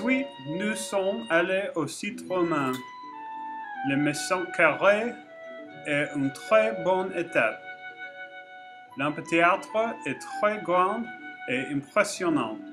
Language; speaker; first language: French; non-native, learner; English